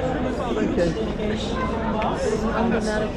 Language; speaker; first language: Dutch; non-native, learner; English